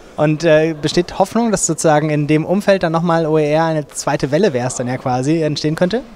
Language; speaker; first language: German; native; German